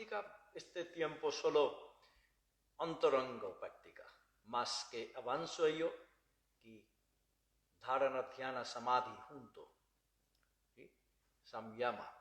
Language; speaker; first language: Spanish; non-native, learner; Bangla